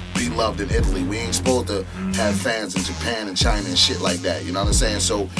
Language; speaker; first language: English; native; English